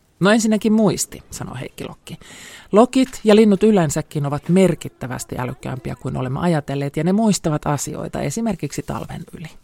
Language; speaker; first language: Finnish; native; Finnish